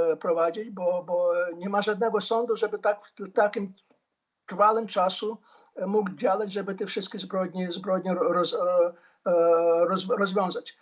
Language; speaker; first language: Polish; non-native, fluent; Ukrainian